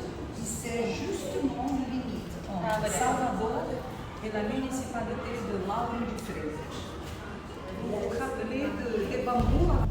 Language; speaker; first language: French; non-native, fluent; Portuguese